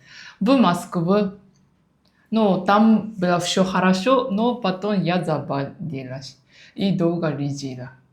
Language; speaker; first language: Russian; non-native, learner; Japanese